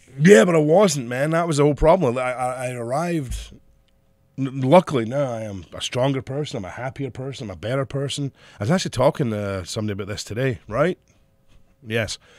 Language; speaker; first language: English; native; English